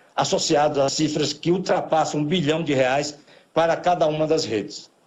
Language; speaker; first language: Portuguese; native; Portuguese